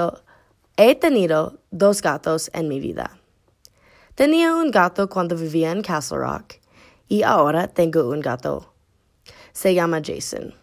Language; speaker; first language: Spanish; non-native, learner; English